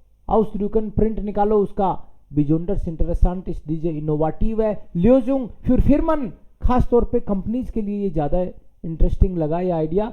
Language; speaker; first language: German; non-native, fluent; Hindi